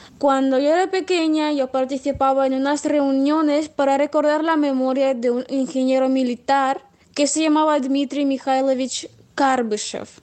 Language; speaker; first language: Spanish; non-native, fluent; Russian